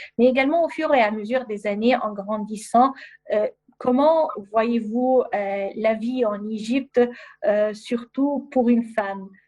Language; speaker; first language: French; non-native, fluent; Arabic